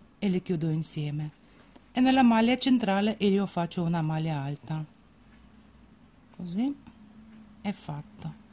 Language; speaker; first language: Italian; non-native, fluent; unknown